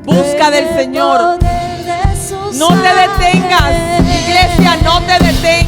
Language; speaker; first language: Spanish; native; Spanish